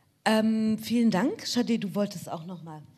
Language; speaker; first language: German; native; German